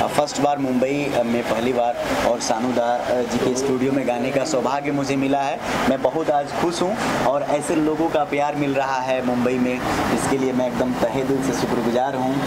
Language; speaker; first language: Hindi; native; Hindi